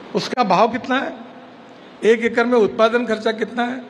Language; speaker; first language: Hindi; non-native, local second language; Marathi